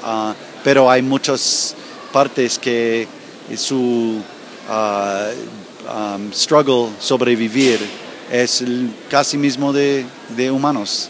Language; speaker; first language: Spanish; non-native, learner; English